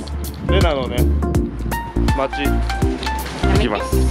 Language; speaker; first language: Japanese; native; Japanese